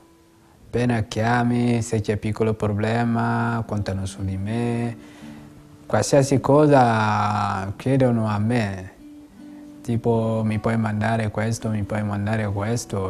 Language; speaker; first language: Italian; non-native, fluent; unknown